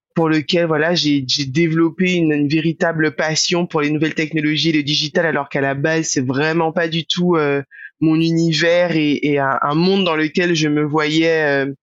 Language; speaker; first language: French; native; French